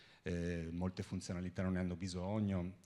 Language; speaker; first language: Italian; native; Italian